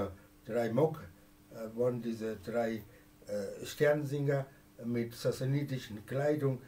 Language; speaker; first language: German; non-native, fluent; Persian